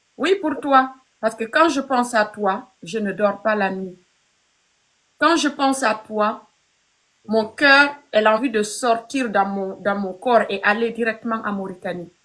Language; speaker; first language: French; non-native, local second language; Fula